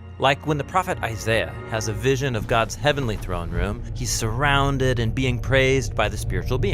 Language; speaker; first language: English; native; English